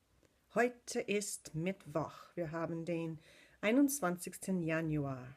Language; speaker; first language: German; non-native, fluent; English